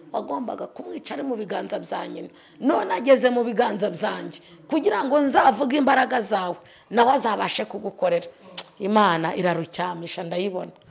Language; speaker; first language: Kinyarwanda; native; Kinyarwanda